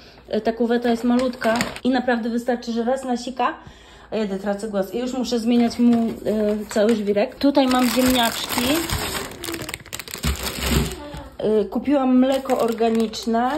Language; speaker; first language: Polish; native; Polish